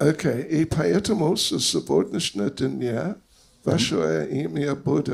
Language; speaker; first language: Russian; non-native, learner; English